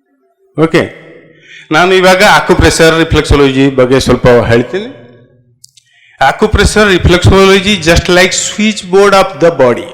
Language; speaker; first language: Kannada; non-native, local second language; Odia